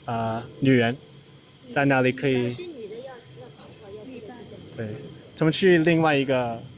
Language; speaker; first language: Chinese; non-native, learner; English